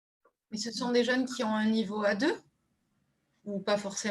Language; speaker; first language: French; native; French